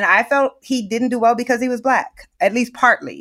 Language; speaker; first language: English; native; English